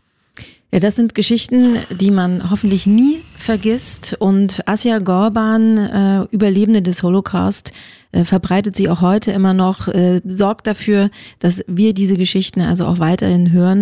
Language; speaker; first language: German; native; German